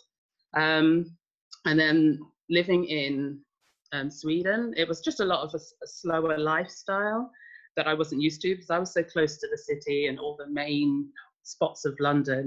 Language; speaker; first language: English; native; English